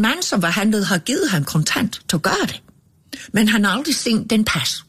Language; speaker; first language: Danish; non-native, fluent; English